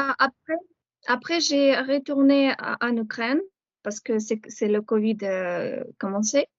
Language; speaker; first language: French; non-native, fluent; Ukrainian